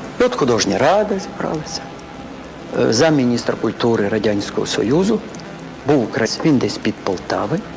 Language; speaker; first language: Ukrainian; native; Ukrainian